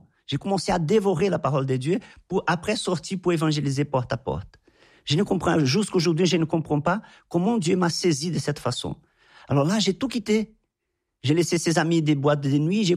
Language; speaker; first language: French; non-native, fluent; Portuguese